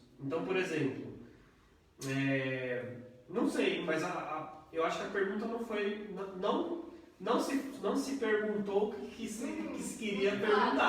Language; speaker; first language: Portuguese; native; Portuguese